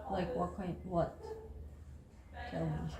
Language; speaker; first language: English; non-native, fluent; Japanese